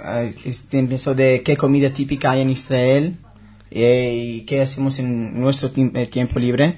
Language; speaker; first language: Spanish; non-native, learner; Hebrew